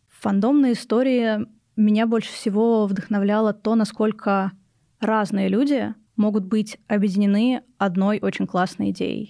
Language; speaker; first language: Russian; native; Russian